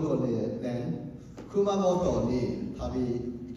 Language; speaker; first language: Japanese; non-native, learner; Cantonese